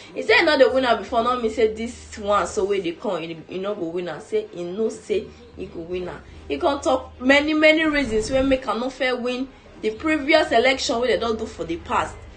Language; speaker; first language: Nigerian Pidgin; native; Nigerian Pidgin